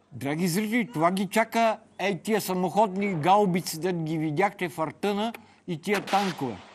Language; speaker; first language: Bulgarian; native; Bulgarian